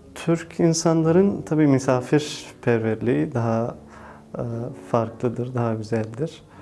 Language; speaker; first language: Turkish; non-native, fluent; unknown